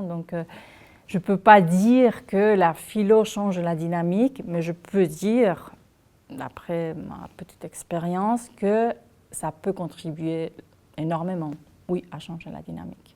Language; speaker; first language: French; non-native, fluent; Spanish